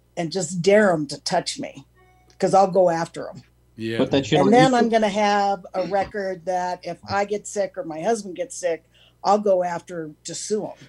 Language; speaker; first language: English; native; English